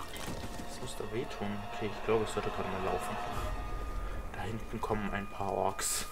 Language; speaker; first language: German; native; German